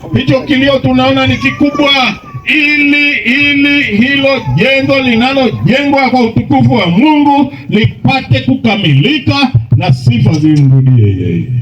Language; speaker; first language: Swahili; non-native, local second language; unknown